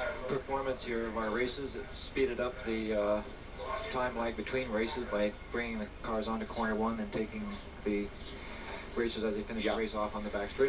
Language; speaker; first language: English; native; English